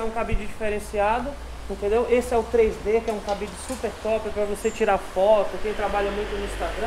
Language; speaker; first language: Portuguese; native; Portuguese